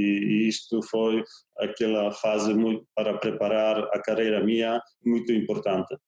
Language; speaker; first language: Portuguese; non-native, fluent; Polish